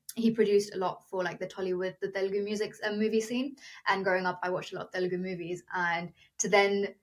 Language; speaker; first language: English; non-native, local second language; Telugu